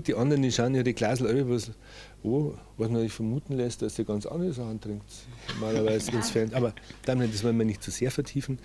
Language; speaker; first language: German; native; German